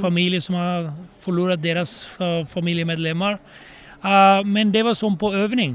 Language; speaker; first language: Swedish; non-native, fluent; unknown